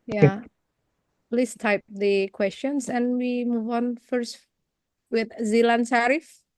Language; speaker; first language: English; non-native, fluent; Indonesian